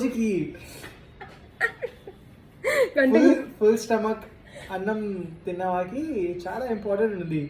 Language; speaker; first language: Telugu; non-native, learner; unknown